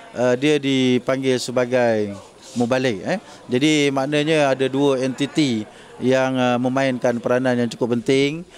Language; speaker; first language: Malay; native; Malay